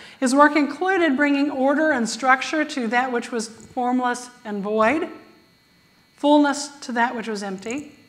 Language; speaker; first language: English; native; English